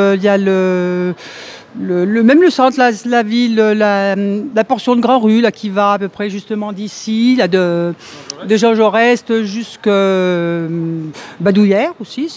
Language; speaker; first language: French; native; French